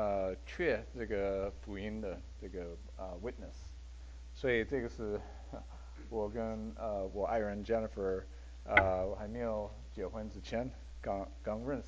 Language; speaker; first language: Chinese; early bilingual, heritage; Chinese